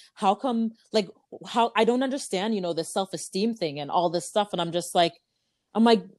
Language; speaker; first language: English; native; English